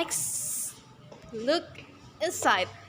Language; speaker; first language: English; non-native, learner; Indonesian